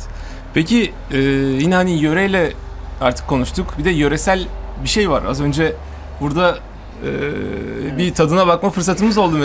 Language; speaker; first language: Turkish; native; Turkish